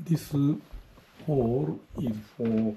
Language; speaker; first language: English; non-native, learner; Japanese